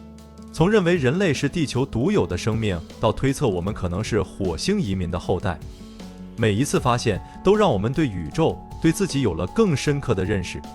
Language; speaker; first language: Chinese; native; Chinese